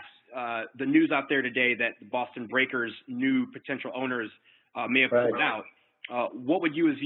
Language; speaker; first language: English; native; English